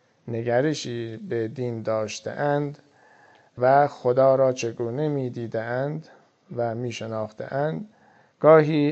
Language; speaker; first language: Persian; native; Persian